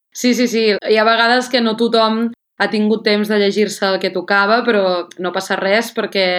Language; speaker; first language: Catalan; native; Catalan